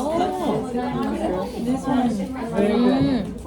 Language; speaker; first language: English; non-native, learner; Japanese